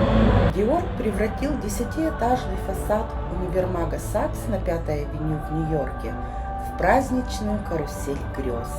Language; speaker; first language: Russian; native; Russian